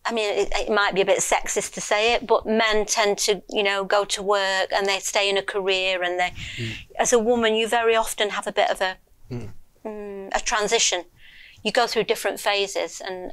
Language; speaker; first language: English; native; English